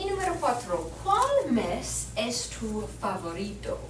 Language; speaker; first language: Spanish; non-native, learner; English